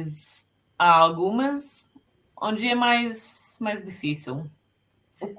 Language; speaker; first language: Portuguese; non-native, fluent; Finnish